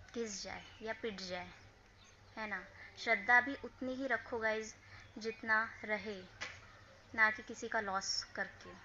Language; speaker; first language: Hindi; non-native, local second language; Marathi